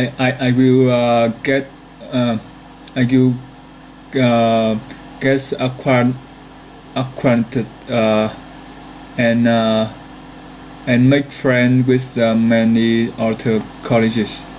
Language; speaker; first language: English; non-native, learner; Vietnamese